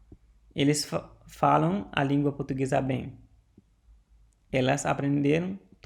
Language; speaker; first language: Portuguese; non-native, learner; Haitian Creole